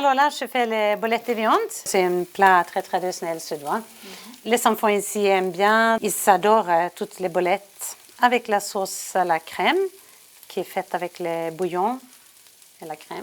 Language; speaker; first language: French; non-native, learner; Swedish